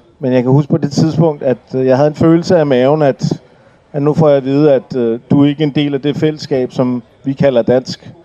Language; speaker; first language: Danish; early bilingual, other home language; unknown